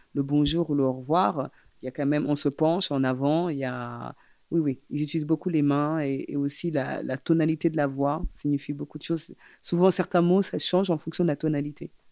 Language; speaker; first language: French; early bilingual, other home language; Fula